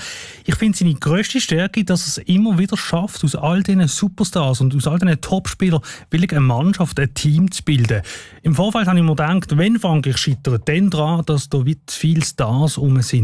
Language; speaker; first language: German; native; German